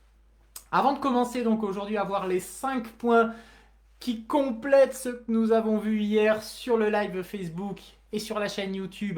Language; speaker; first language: French; native; French